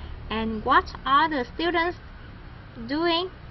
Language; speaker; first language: English; non-native, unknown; Vietnamese